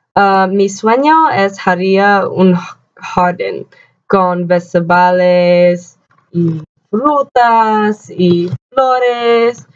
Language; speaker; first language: Spanish; non-native, learner; English